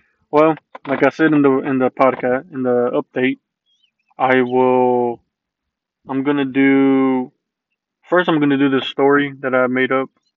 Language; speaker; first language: English; early bilingual, other home language; Spanish